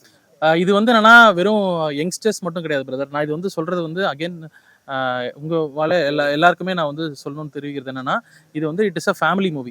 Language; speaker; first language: Tamil; native; Tamil